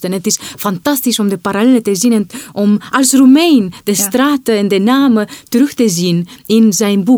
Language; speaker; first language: Dutch; non-native, fluent; Romanian